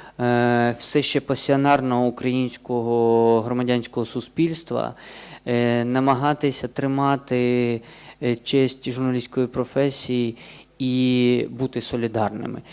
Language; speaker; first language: Ukrainian; native; Ukrainian